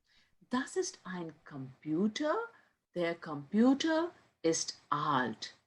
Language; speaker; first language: German; non-native, fluent; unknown